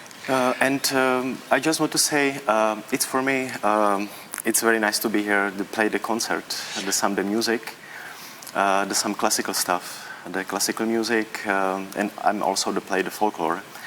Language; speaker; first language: English; non-native, learner; Czech